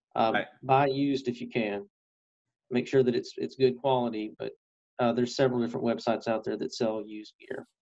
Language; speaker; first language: English; native; English